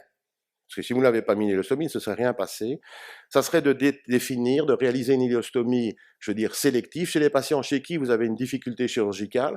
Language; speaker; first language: French; native; French